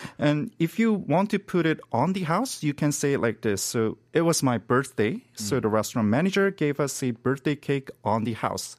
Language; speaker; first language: English; non-native, fluent; Korean